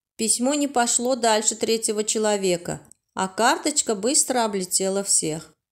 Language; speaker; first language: Russian; non-native, local second language; Turkmen